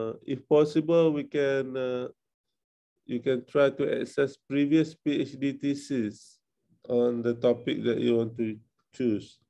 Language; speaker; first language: English; non-native, local second language; Malay